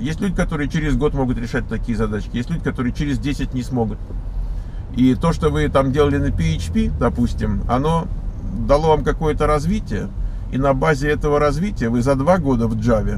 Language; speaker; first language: Russian; native; Russian